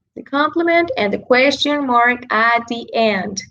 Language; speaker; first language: English; non-native, fluent; Spanish